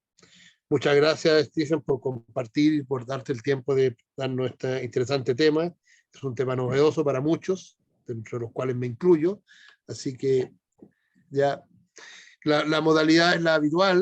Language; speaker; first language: Spanish; native; Spanish